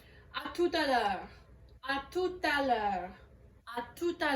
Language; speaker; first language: French; non-native, fluent; English